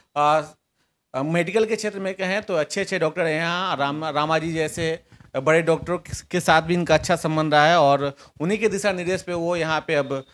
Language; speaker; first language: Hindi; native; Hindi